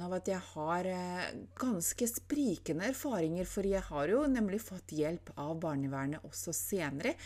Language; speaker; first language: Norwegian; non-native, fluent; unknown